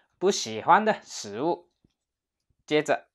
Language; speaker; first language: Chinese; non-native, fluent; Japanese